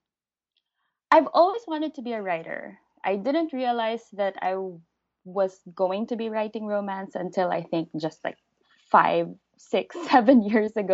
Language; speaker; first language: English; native; English